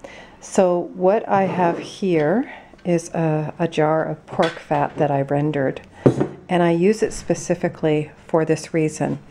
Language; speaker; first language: English; native; English